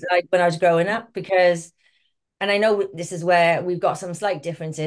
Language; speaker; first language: English; native; English